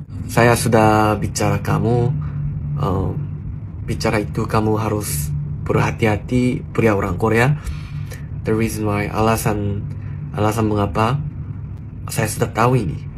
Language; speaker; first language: Indonesian; non-native, learner; Korean